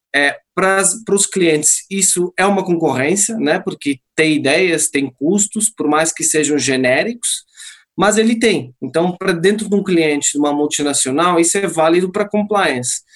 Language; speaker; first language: Portuguese; native; Portuguese